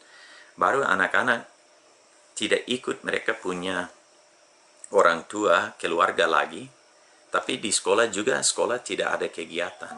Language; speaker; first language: Indonesian; non-native, fluent; English